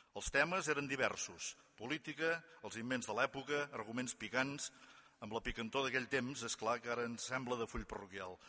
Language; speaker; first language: Catalan; native; Catalan